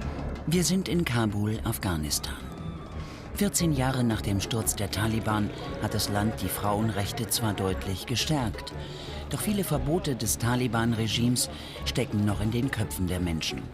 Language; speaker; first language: German; native; German